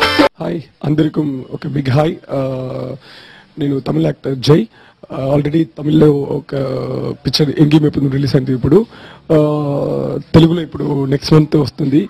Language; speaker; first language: Telugu; non-native, learner; Tamil